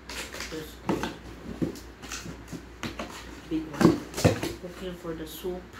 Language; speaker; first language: English; non-native, local second language; Filipino